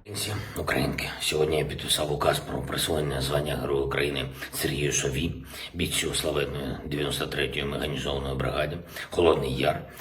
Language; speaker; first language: Ukrainian; non-native, local second language; Russian